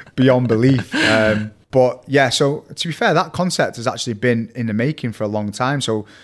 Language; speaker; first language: English; native; English